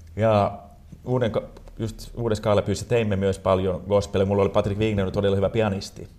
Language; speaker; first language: Finnish; non-native, local second language; Swedish